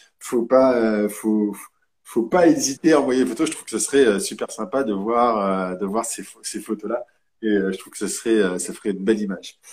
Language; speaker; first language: French; native; French